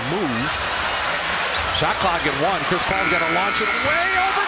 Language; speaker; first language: English; native; English